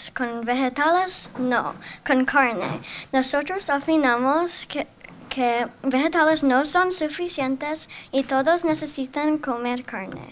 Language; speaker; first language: Spanish; non-native, learner; English